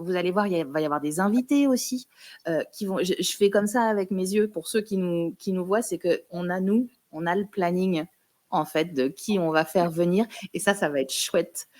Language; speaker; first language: French; native; French